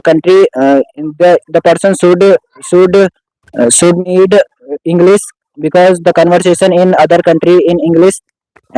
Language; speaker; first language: English; non-native, learner; Hindi